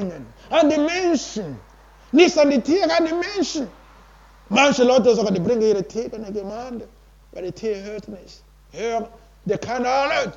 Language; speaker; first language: German; non-native, learner; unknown